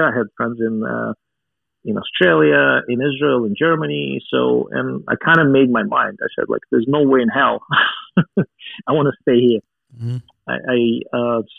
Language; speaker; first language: English; non-native, fluent; Russian